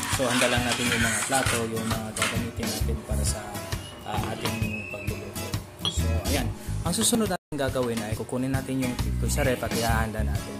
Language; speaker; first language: Filipino; non-native, local second language; Cebuano